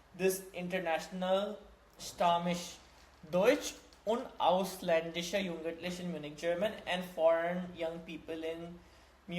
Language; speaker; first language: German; non-native, learner; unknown